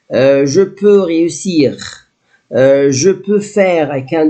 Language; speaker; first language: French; non-native, fluent; Arabic